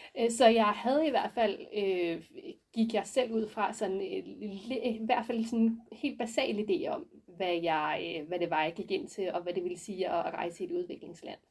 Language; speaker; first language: Danish; native; Danish